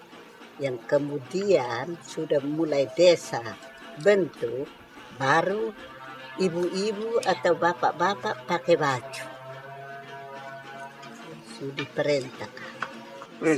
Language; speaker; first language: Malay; non-native, local second language; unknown